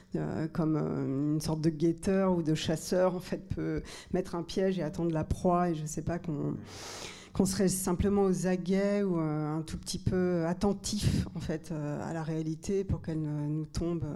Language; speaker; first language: French; native; French